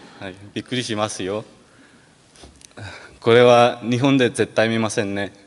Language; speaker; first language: Japanese; non-native, learner; Spanish